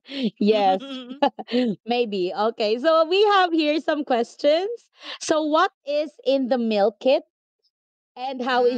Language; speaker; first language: English; non-native, local second language; Filipino